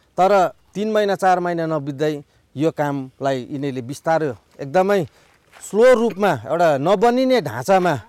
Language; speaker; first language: Nepali; native; Nepali